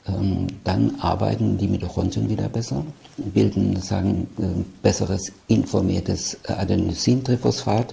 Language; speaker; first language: German; native; German